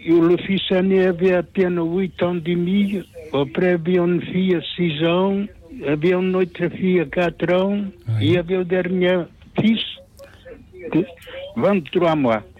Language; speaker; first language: French; non-native, learner; Portuguese